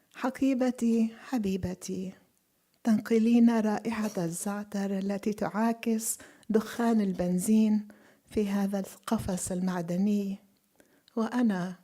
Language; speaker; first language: Arabic; early bilingual, other home language; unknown